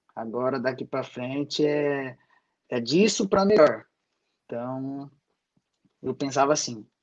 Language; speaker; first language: Portuguese; native; Portuguese